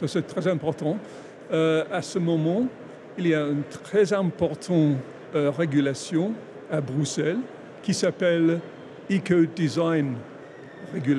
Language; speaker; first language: French; non-native, learner; English